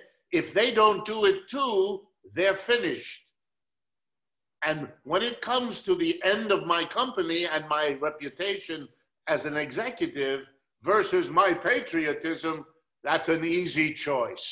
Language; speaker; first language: English; early bilingual, other home language; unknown